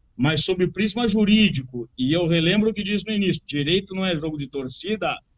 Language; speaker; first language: Portuguese; native; Portuguese